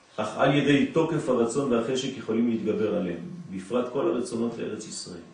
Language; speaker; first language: Hebrew; non-native, fluent; French